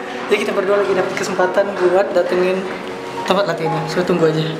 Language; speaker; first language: Indonesian; native; Indonesian